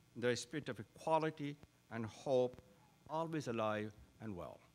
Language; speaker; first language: English; non-native, local second language; Urdu